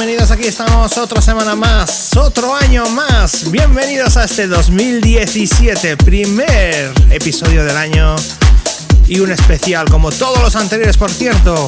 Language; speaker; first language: Spanish; native; Spanish